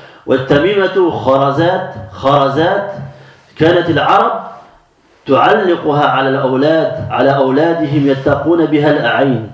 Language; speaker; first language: Arabic; non-native, fluent; French